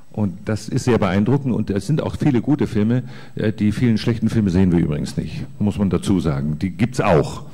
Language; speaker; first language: German; native; German